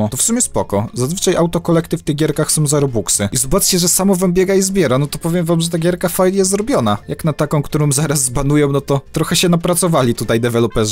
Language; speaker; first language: Polish; native; Polish